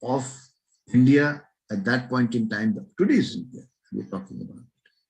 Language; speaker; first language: English; non-native, local second language; Marathi